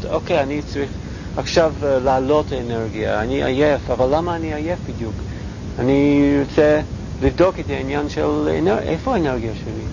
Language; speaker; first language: Hebrew; non-native, fluent; English